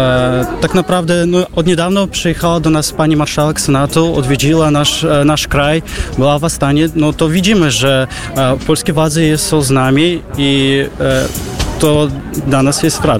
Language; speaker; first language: Polish; non-native, fluent; Russian